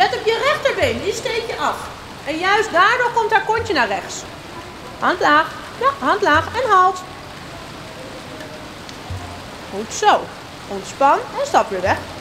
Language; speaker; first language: Dutch; native; Dutch